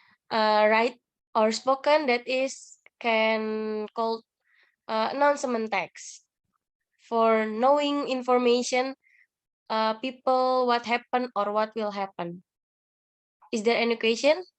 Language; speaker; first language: English; non-native, learner; Indonesian